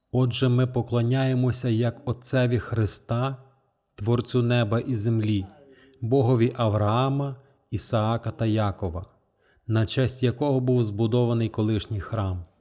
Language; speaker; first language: Ukrainian; non-native, fluent; French